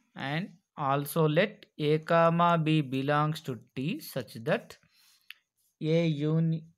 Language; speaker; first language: English; non-native, local second language; Telugu